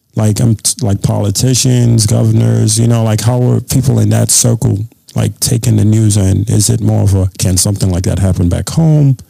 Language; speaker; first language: English; non-native, local second language; Yoruba